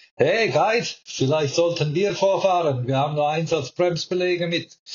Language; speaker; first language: German; native; German